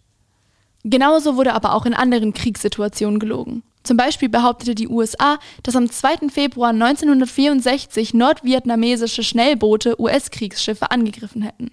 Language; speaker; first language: German; native; German